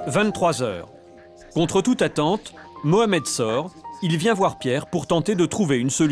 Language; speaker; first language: French; native; French